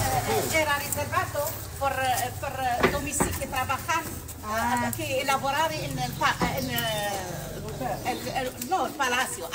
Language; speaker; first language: Italian; non-native, learner; Arabic